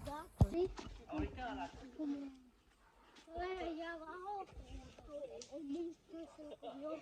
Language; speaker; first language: Spanish; early bilingual, heritage; Spanish